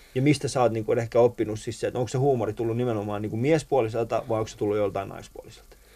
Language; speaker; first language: Finnish; early bilingual, other home language; Persian